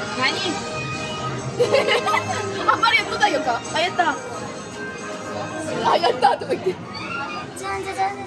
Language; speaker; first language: Japanese; native; Japanese